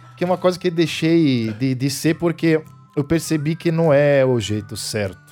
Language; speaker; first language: Portuguese; non-native, fluent; Italian